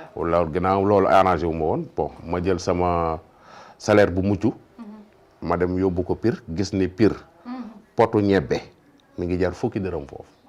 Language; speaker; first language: Wolof; native; Wolof